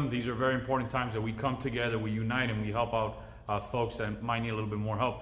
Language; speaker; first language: English; early bilingual, other home language; Spanish